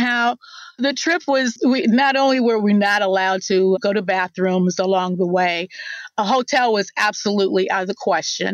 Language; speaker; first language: English; native; English